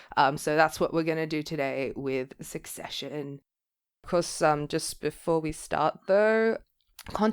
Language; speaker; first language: English; native; English